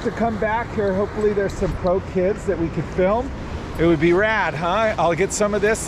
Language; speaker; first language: English; native; English